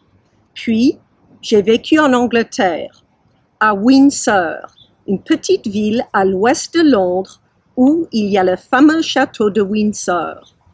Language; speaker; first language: French; early bilingual, heritage; French